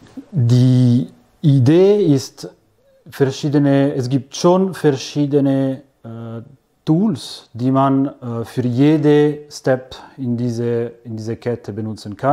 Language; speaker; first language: German; non-native, fluent; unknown